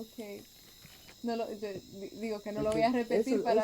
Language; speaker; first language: Spanish; non-native, fluent; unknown